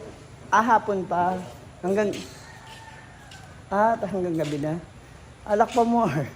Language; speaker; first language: Filipino; non-native, local second language; Cebuano